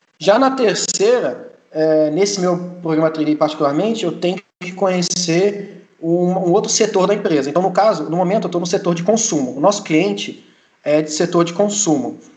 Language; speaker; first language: Portuguese; early bilingual, heritage; Portuguese